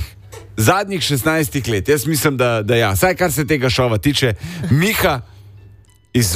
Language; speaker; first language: Slovenian; native; Slovenian